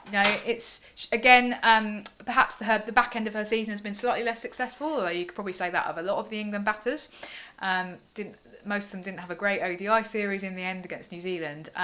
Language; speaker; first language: English; native; English